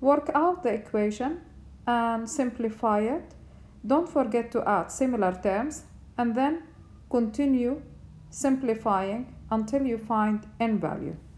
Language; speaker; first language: English; non-native, fluent; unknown